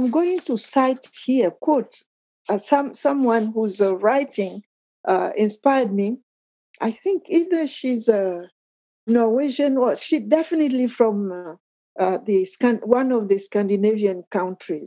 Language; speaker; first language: English; non-native, fluent; Akan